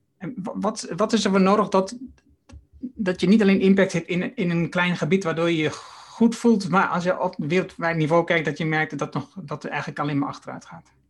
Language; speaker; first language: Dutch; native; Dutch